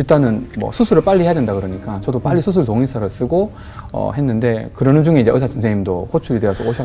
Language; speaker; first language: Korean; native; Korean